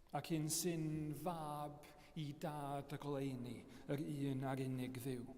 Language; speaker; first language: Welsh; native; Welsh